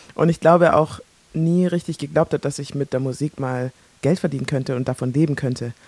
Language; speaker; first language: German; early bilingual, other home language; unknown